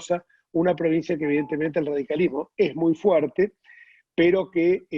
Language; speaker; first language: Spanish; native; Spanish